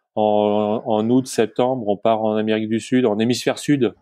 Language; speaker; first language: French; native; French